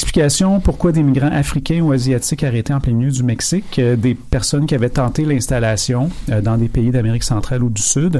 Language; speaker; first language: French; native; French